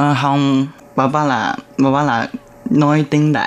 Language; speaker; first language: Vietnamese; non-native, learner; Chinese